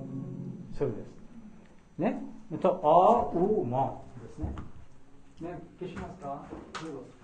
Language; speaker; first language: Japanese; non-native, fluent; Bangla